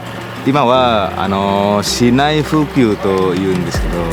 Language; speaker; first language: Japanese; non-native, learner; Indonesian